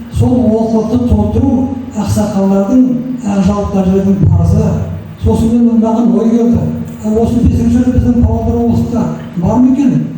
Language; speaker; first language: Kazakh; native; Kazakh